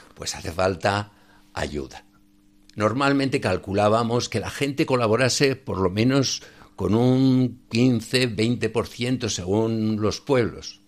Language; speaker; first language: Spanish; native; Spanish